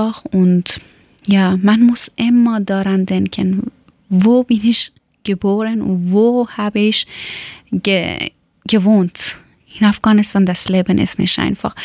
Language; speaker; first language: German; non-native, learner; Persian